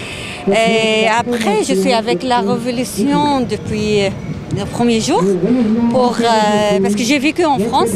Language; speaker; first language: French; non-native, fluent; Arabic